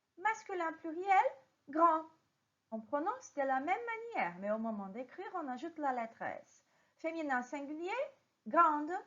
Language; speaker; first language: French; non-native, fluent; Portuguese